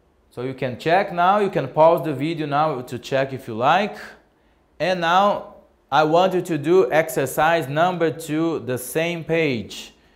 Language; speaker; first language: English; non-native, fluent; Portuguese